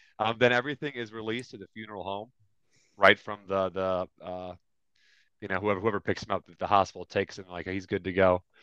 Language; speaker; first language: English; native; English